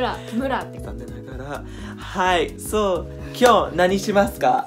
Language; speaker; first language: Japanese; non-native, learner; English